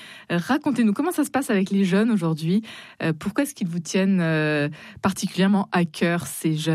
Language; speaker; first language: French; native; French